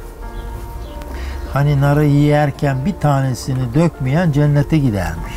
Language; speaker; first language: Turkish; native; Turkish